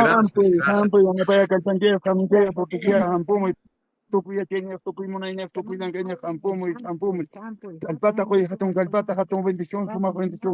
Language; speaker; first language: Spanish; non-native, local second language; Quechua